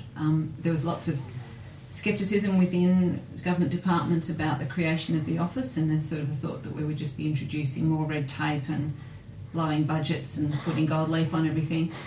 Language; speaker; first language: English; native; English